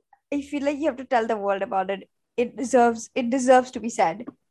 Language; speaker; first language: English; non-native, local second language; Hindi